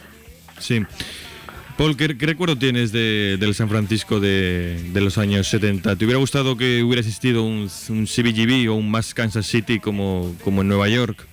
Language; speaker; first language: Spanish; native; Spanish